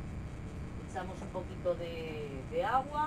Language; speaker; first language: Spanish; native; Spanish